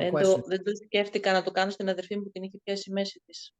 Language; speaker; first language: Greek; native; Greek